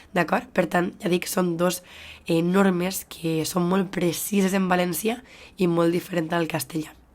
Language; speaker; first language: Catalan; native; Catalan